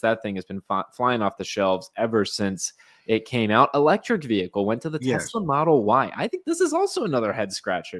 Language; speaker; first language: English; native; English